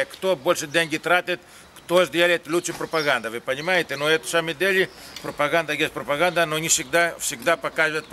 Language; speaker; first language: Russian; non-native, learner; Greek